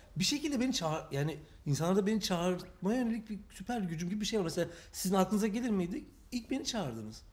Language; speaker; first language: Turkish; native; Turkish